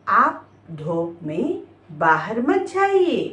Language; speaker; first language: Hindi; non-native, local second language; Telugu